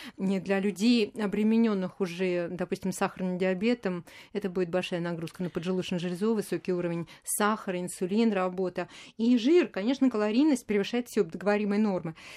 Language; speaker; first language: Russian; native; Russian